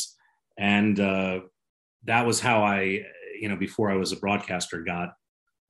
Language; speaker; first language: English; native; English